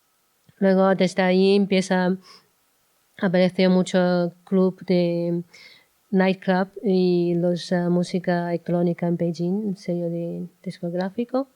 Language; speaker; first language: Spanish; non-native, learner; Chinese